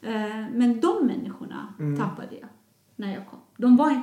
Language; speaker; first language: Swedish; non-native, fluent; Persian